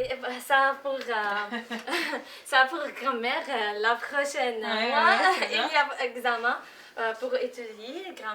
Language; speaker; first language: French; non-native, learner; Arabic